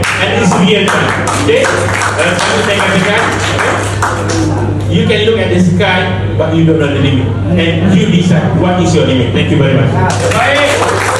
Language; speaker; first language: English; non-native, local second language; Malay